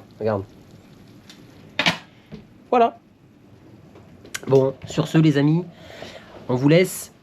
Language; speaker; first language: French; native; French